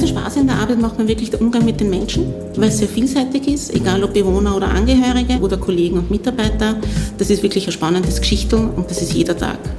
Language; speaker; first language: German; native; German